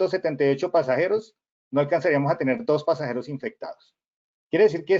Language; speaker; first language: Spanish; native; Spanish